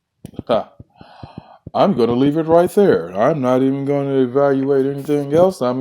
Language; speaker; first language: English; native; English